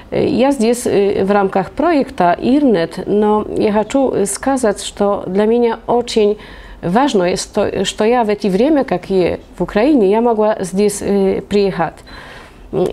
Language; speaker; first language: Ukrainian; non-native, learner; Polish